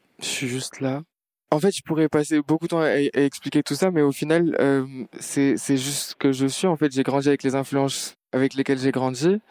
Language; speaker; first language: French; non-native, local second language; Arabic